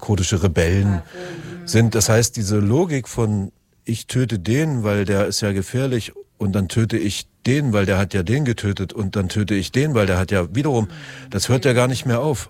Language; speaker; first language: German; native; German